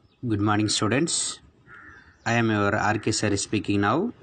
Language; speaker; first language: English; non-native, local second language; Tamil